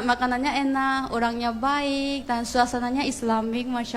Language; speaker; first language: Indonesian; non-native, fluent; Korean